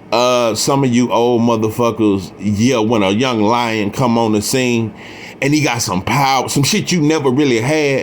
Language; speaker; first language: English; native; English